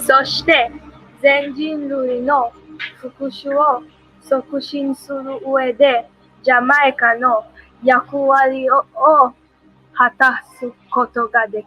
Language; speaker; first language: Japanese; non-native, learner; English